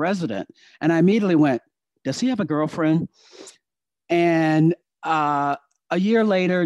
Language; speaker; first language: English; native; English